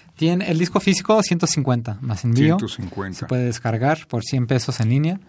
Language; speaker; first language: Spanish; early bilingual, heritage; Spanish